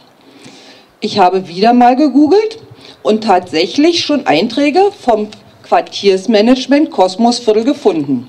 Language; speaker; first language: German; native; German